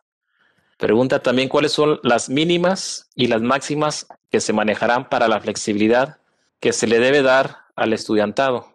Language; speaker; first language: Spanish; native; Spanish